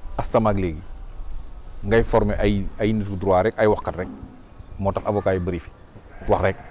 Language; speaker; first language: Wolof; non-native, local second language; Fula